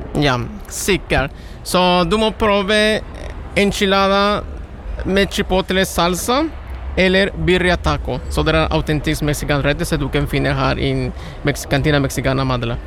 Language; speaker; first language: Norwegian; non-native, learner; Spanish